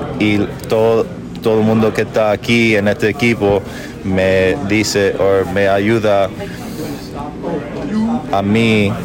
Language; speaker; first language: Spanish; early bilingual, heritage; English